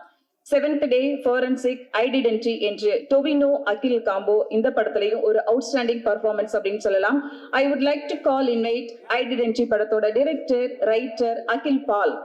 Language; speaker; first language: Tamil; native; Tamil